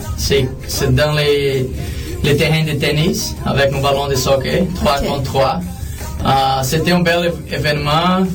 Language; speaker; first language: French; non-native, fluent; Portuguese